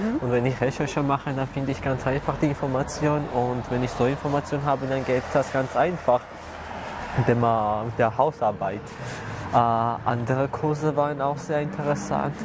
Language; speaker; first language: German; non-native, fluent; Georgian